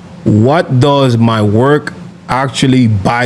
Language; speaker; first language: English; native; English